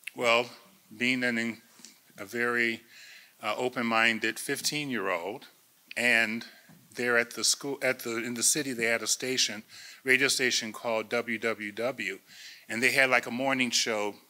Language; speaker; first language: English; native; English